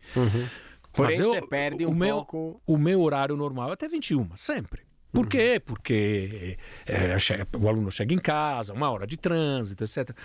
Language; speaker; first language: Portuguese; non-native, fluent; Italian